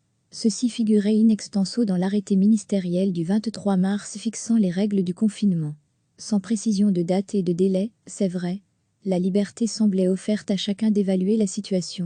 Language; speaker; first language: French; native; French